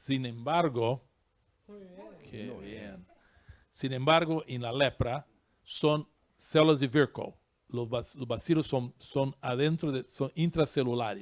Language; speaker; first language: Spanish; non-native, fluent; Portuguese